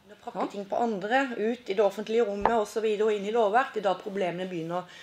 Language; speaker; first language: Norwegian; native; Norwegian